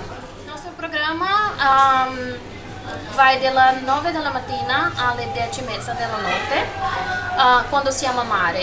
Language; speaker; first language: Italian; non-native, learner; Spanish